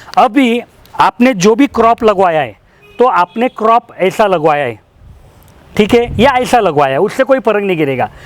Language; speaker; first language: Hindi; non-native, local second language; Marathi